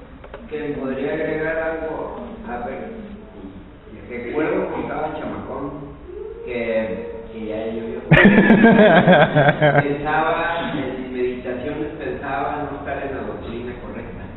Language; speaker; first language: Spanish; native; Spanish